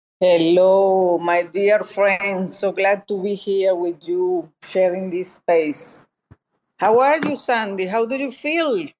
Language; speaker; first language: English; non-native, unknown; Italian